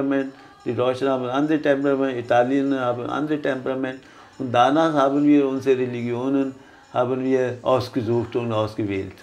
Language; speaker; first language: German; non-native, fluent; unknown